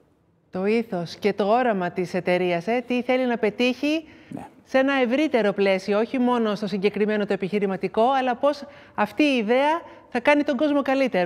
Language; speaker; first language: Greek; native; Greek